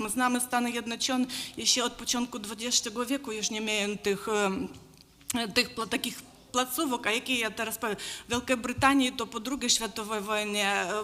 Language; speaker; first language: Polish; non-native, learner; Ukrainian